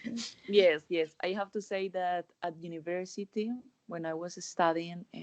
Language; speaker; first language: English; non-native, learner; Spanish